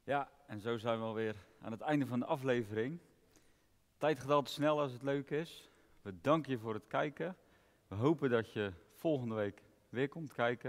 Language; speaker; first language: Dutch; native; Dutch